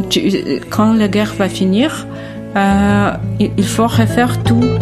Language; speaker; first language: French; non-native, fluent; Ukrainian